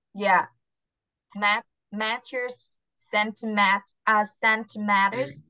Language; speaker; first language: English; non-native, fluent; Vietnamese